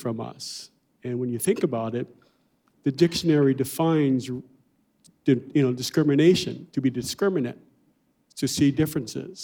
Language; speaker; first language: English; native; English